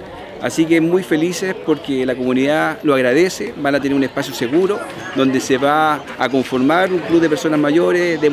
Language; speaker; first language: Spanish; native; Spanish